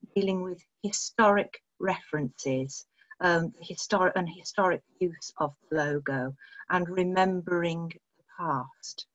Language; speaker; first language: English; native; English